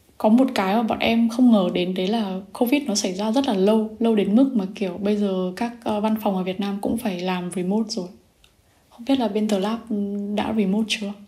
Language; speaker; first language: Vietnamese; native; Vietnamese